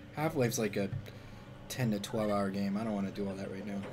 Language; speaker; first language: English; native; English